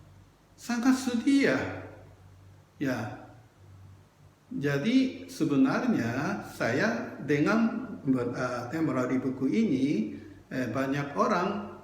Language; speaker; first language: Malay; non-native, fluent; Japanese